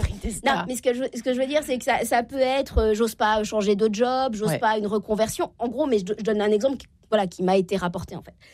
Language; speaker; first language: French; native; French